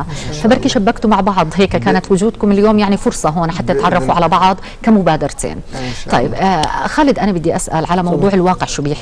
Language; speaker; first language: Arabic; native; Arabic